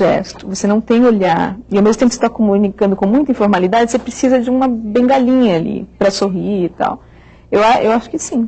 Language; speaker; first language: Portuguese; native; Portuguese